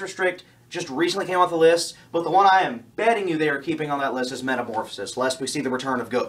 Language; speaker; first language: English; native; English